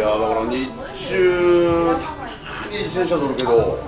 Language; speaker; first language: Japanese; native; Japanese